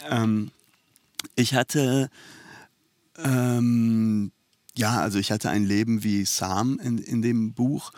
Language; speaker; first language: German; early bilingual, other home language; Persian